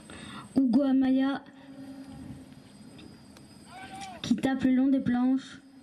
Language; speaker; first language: French; native; French